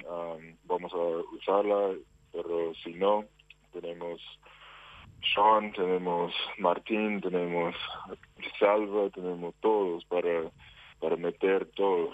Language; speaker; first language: Spanish; non-native, fluent; English